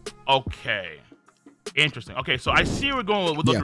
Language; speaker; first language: English; native; English